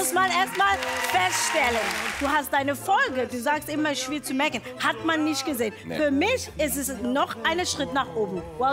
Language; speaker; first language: German; non-native, fluent; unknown